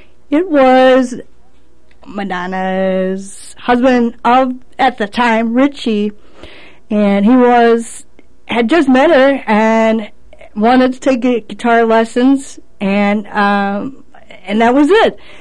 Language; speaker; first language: English; native; English